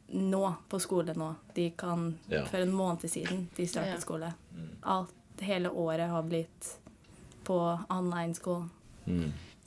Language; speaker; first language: Norwegian; early bilingual, heritage; Norwegian